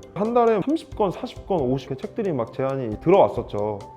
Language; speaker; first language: Korean; native; Korean